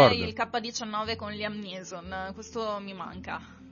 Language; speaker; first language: Italian; native; Italian